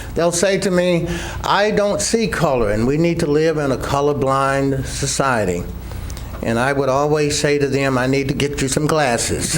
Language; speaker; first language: English; native; English